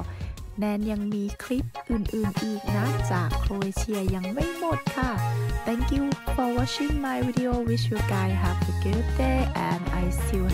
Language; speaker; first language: English; non-native, learner; Thai